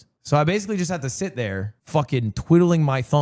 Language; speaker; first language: English; native; English